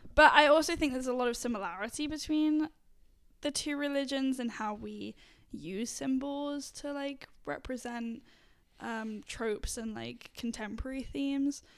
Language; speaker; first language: English; native; English